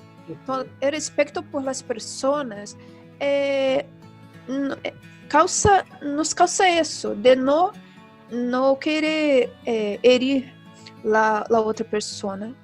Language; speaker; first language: Spanish; non-native, learner; Portuguese